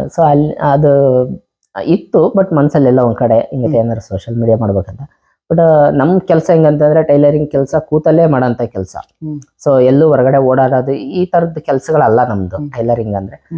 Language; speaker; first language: Kannada; native; Kannada